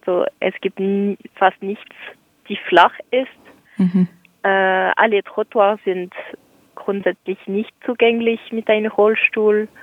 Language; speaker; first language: German; non-native, local second language; French